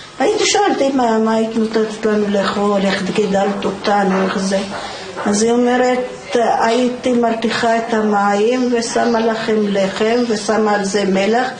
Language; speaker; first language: Hebrew; early bilingual, other home language; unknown